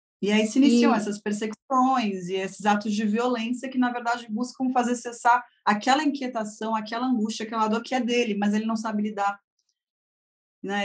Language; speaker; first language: Portuguese; native; Portuguese